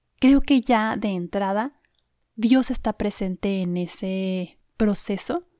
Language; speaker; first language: Spanish; native; Spanish